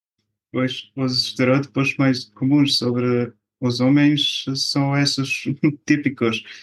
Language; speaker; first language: Portuguese; non-native, fluent; Bosnian